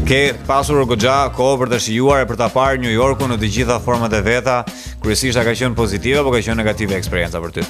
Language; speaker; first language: Albanian; native; Albanian